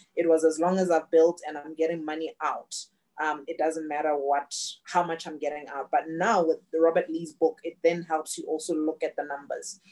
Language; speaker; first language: English; non-native, local second language; Tswana